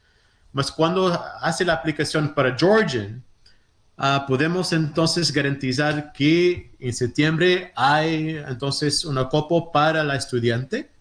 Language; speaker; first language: Spanish; non-native, fluent; Portuguese